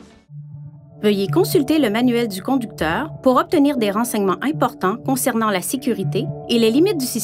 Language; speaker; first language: French; native; French